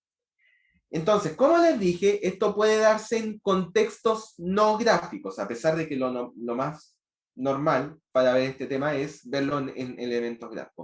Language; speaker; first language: Spanish; native; Spanish